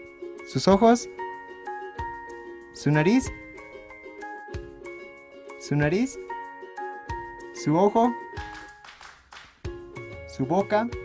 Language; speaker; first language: Spanish; native; Spanish